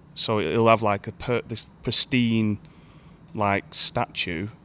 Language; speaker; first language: English; native; English